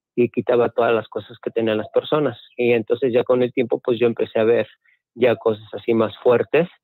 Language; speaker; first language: Spanish; native; Spanish